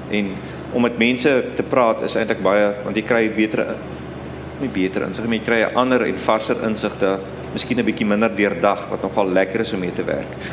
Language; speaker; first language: Afrikaans; native; Afrikaans